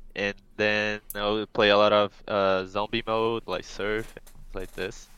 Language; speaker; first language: English; non-native, fluent; Portuguese